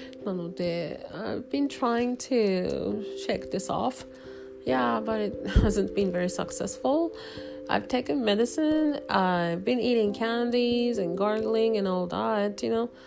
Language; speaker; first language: English; non-native, fluent; Japanese